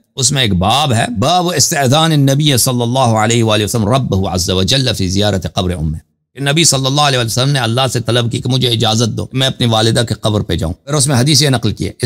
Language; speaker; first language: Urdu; non-native, fluent; Persian